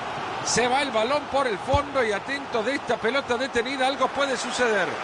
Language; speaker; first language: Spanish; native; Spanish